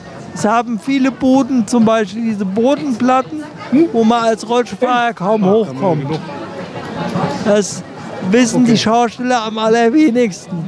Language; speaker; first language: German; native; German